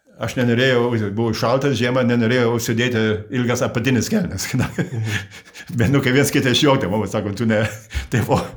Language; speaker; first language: Lithuanian; early bilingual, heritage; Lithuanian